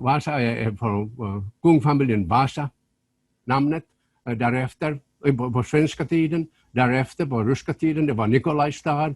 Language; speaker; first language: Swedish; non-native, local second language; Finnish